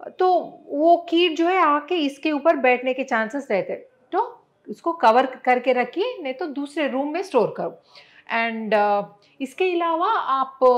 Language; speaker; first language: Hindi; non-native, local second language; Telugu